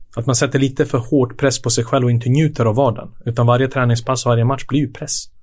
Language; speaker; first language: Swedish; early bilingual, other home language; Serbian